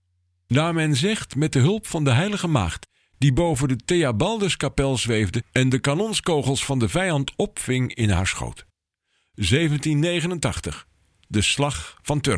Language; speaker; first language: Dutch; native; Dutch